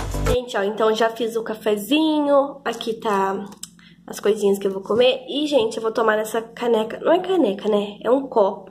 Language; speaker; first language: Portuguese; native; Portuguese